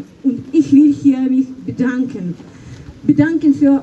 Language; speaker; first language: German; non-native, fluent; Ukrainian